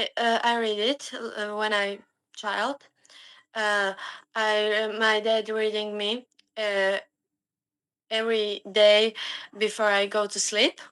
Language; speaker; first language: English; non-native, learner; Slovak